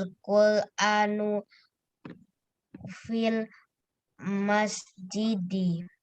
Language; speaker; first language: Arabic; non-native, learner; Indonesian